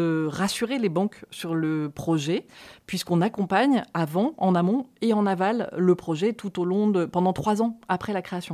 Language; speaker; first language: French; native; French